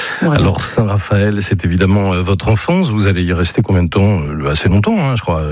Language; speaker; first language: French; native; French